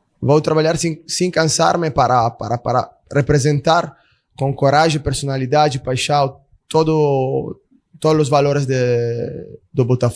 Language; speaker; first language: Portuguese; non-native, fluent; Italian